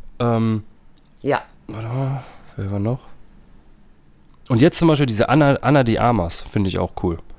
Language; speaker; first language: German; native; German